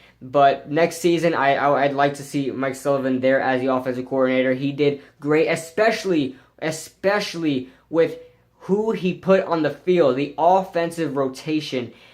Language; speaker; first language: English; native; English